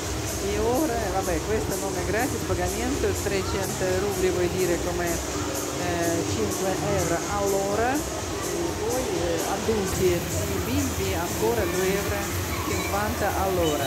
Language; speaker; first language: Italian; non-native, learner; Russian